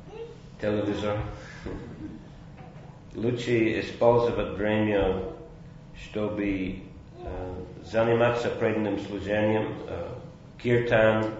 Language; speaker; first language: Russian; non-native, fluent; English